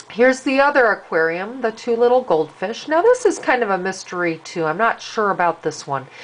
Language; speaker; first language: English; native; English